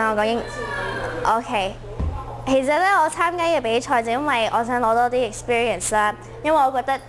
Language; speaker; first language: Cantonese; early bilingual, heritage; Cantonese